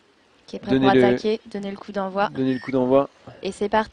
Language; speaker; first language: French; native; French